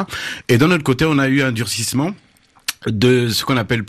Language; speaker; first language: French; native; French